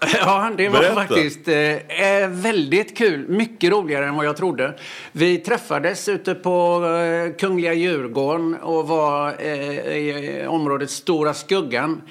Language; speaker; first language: Swedish; native; Swedish